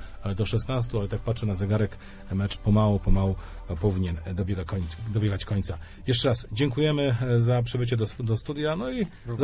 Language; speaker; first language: Polish; native; Polish